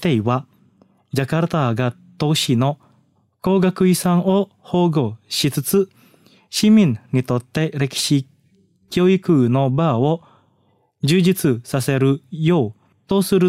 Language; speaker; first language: Japanese; non-native, fluent; Indonesian